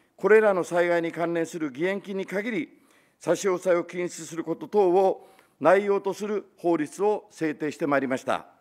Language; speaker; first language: Japanese; native; Japanese